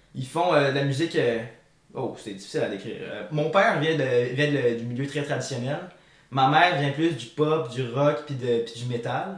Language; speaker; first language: French; native; French